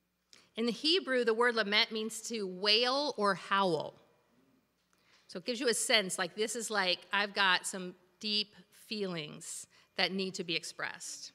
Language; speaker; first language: English; native; English